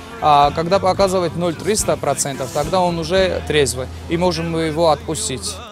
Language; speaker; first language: Russian; non-native, local second language; Georgian